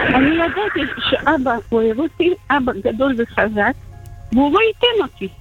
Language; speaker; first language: Hebrew; non-native, fluent; Russian